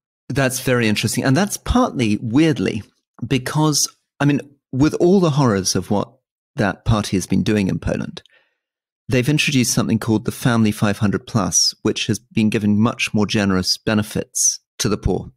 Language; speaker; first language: English; native; English